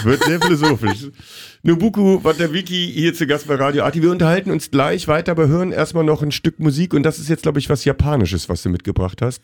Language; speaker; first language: German; native; German